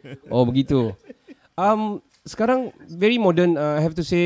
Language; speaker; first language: English; non-native, local second language; Malay